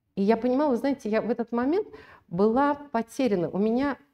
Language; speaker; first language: Russian; native; Russian